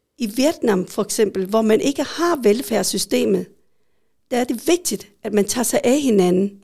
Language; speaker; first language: Danish; early bilingual, other home language; Vietnamese